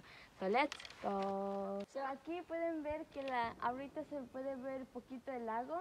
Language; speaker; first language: Spanish; early bilingual, heritage; Spanish